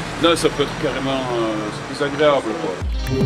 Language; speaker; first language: French; native; French